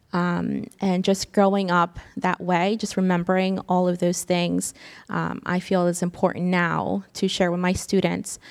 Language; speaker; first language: English; early bilingual, other home language; Spanish